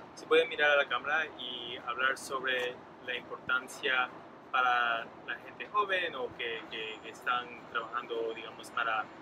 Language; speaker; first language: Spanish; early bilingual, other home language; English